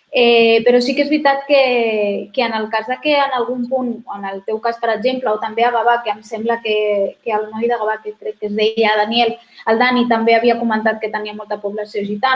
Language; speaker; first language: Catalan; native; Catalan